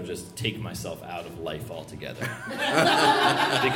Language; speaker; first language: English; native; English